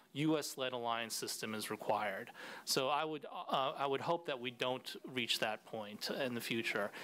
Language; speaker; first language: English; native; English